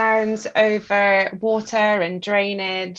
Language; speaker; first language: English; native; English